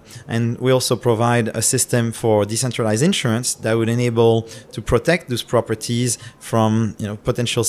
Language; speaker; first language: English; non-native, fluent; French